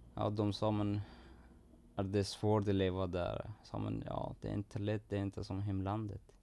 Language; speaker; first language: Swedish; non-native, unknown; Persian